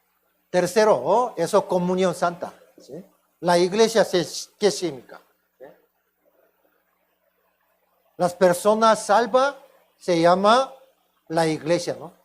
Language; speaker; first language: Spanish; non-native, fluent; Korean